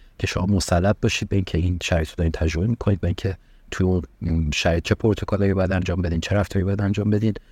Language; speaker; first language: Persian; early bilingual, heritage; Persian